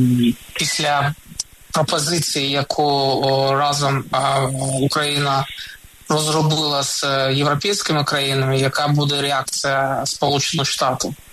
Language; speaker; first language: Ukrainian; non-native, local second language; Russian